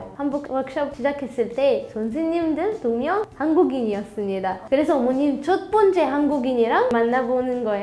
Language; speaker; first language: Korean; non-native, fluent; Arabic